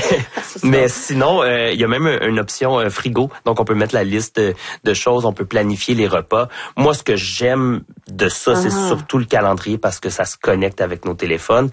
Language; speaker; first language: French; native; French